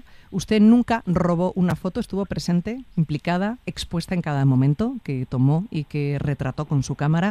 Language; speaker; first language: Spanish; native; Spanish